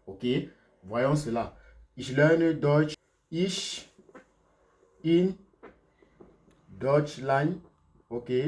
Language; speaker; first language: German; non-native, fluent; French